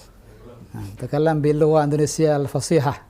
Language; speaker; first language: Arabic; non-native, fluent; Indonesian